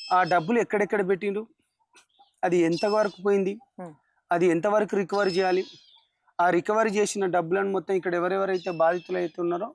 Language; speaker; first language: Telugu; non-native, local second language; Lambadi